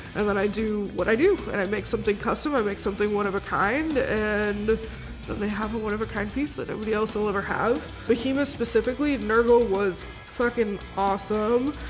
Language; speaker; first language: English; native; English